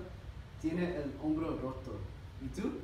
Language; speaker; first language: Spanish; non-native, learner; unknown